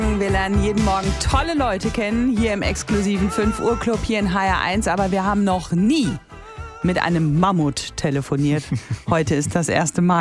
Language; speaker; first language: German; native; German